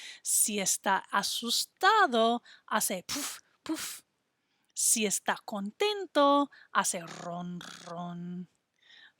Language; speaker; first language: Spanish; non-native, fluent; English